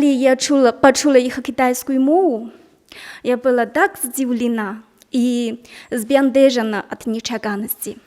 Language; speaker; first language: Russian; non-native, learner; Chinese